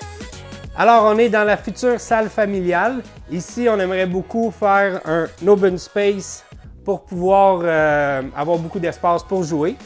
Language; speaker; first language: French; native; French